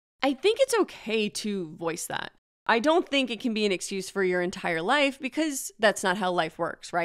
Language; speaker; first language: English; native; English